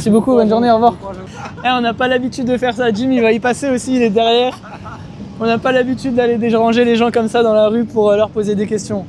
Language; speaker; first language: French; native; French